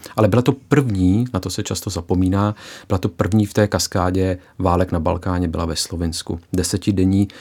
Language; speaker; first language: Czech; early bilingual, heritage; Czech